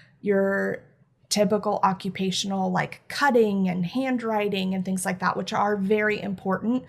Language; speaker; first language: English; native; English